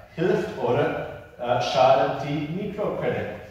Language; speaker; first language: German; non-native, learner; English